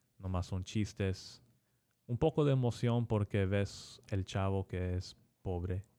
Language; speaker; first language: Spanish; early bilingual, heritage; Spanish